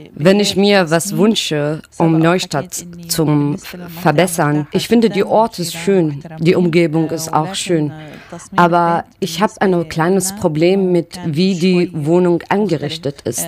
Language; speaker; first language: German; non-native, learner; Arabic